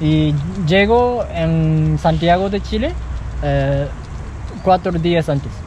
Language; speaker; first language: Spanish; non-native, learner; Japanese